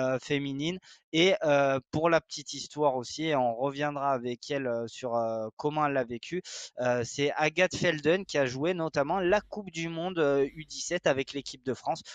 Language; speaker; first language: French; native; French